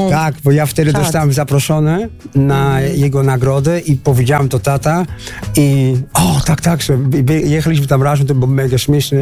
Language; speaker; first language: Polish; non-native, fluent; Dutch